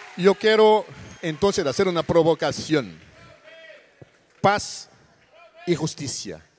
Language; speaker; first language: Spanish; non-native, learner; Portuguese